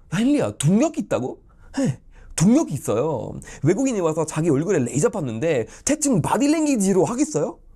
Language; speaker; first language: Korean; non-native, fluent; Swedish